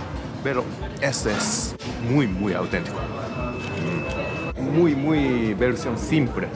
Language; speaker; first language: Spanish; non-native, learner; Japanese